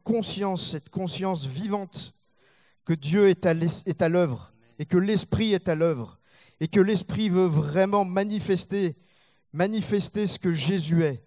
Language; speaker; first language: French; native; French